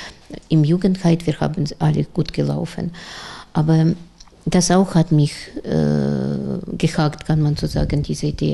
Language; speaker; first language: German; non-native, learner; Russian